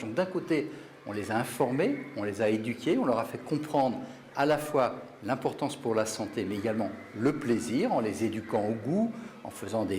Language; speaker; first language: French; native; French